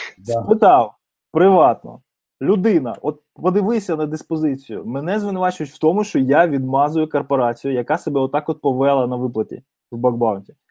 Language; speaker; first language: Ukrainian; native; Ukrainian